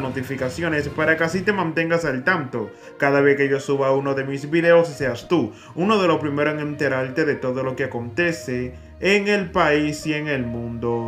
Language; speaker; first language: Spanish; native; Spanish